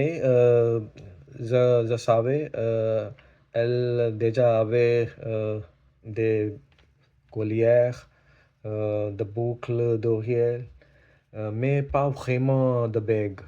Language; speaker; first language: French; non-native, learner; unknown